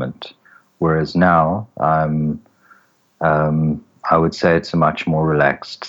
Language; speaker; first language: English; native; English